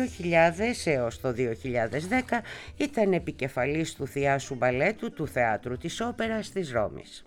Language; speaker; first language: Greek; native; Greek